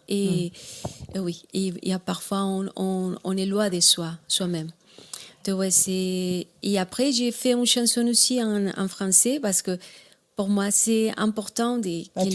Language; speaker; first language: French; non-native, learner; Spanish